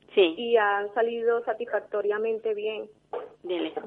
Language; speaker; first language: Spanish; native; Spanish